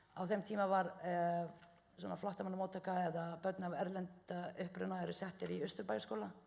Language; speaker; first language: Icelandic; non-native, fluent; Arabic